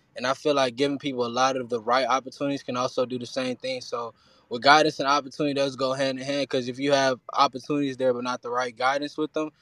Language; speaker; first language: English; early bilingual, other home language; Haitian Creole